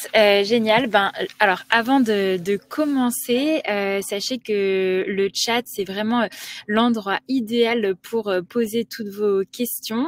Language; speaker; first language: French; native; French